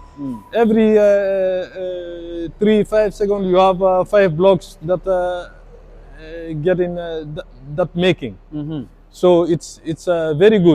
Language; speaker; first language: English; non-native, learner; French